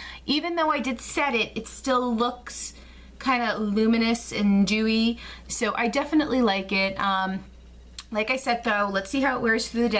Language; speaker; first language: English; native; English